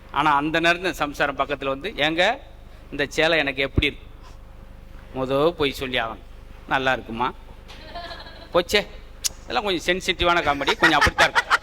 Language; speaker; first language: Tamil; native; Tamil